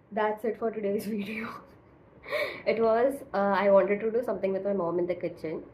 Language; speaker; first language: English; non-native, local second language; Marathi